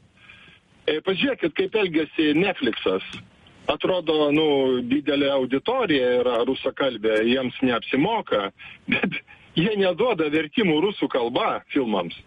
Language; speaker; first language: Lithuanian; native; Lithuanian